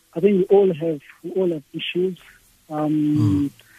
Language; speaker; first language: English; non-native, local second language; Xhosa